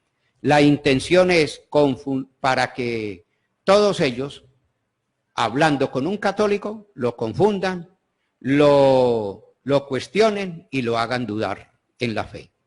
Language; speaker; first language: Spanish; native; Spanish